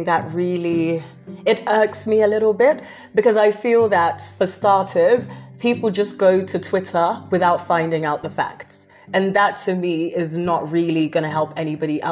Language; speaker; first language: English; native; English